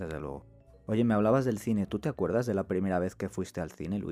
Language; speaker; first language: Spanish; native; Spanish